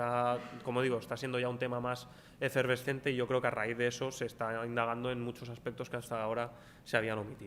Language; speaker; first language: Spanish; native; Spanish